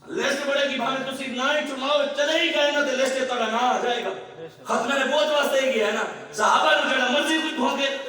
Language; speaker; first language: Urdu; non-native, local second language; Punjabi